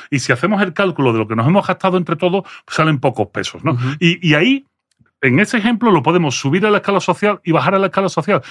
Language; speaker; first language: Spanish; early bilingual, other home language; French